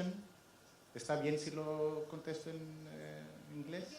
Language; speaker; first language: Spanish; non-native, fluent; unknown